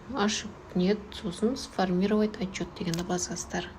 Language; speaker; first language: Russian; non-native, local second language; Kazakh